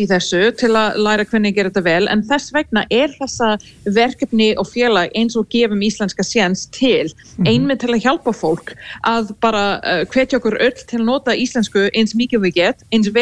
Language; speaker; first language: Icelandic; non-native, fluent; English